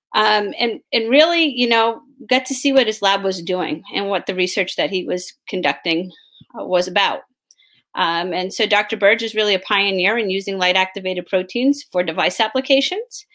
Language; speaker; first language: English; native; English